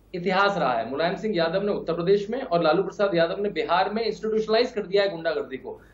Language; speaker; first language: Hindi; native; Hindi